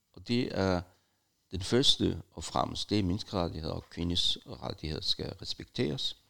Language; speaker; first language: Danish; non-native, fluent; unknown